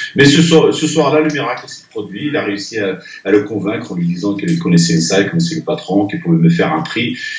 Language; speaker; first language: French; non-native, local second language; Arabic